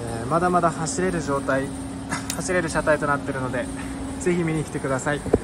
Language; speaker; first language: Japanese; native; Japanese